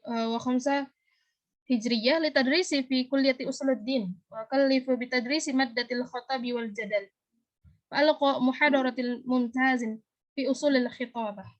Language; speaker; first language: Arabic; non-native, learner; Indonesian